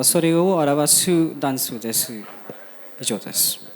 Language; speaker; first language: Japanese; non-native, fluent; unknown